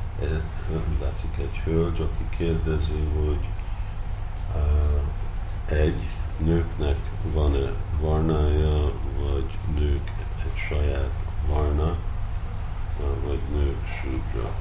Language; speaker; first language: Hungarian; early bilingual, heritage; Hungarian